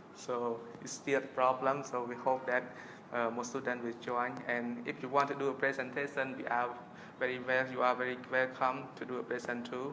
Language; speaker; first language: English; non-native, fluent; Khmer